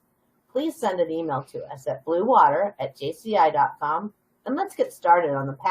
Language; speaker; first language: English; native; English